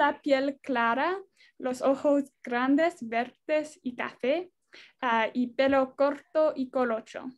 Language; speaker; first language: Spanish; non-native, learner; English